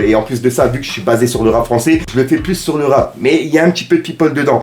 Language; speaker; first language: French; native; French